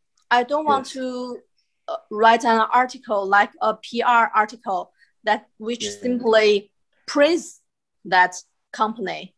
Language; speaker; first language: English; non-native, fluent; Chinese